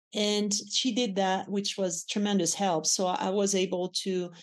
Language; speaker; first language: English; non-native, fluent; French